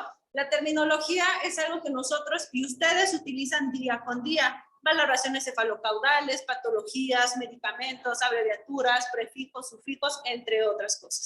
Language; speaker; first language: Spanish; native; Spanish